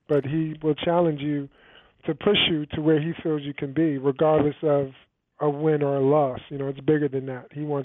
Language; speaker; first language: English; native; English